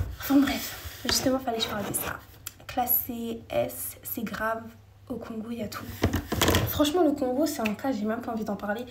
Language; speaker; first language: French; early bilingual, other home language; Wolof